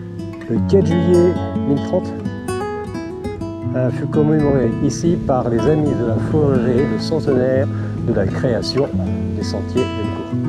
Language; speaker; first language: French; native; French